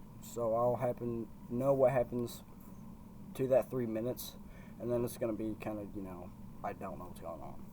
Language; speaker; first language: English; native; English